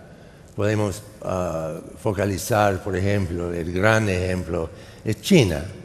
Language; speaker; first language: Spanish; non-native, fluent; English